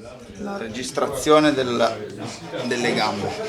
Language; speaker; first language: Italian; native; Italian